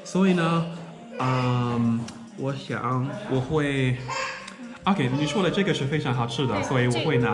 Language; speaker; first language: Chinese; non-native, learner; English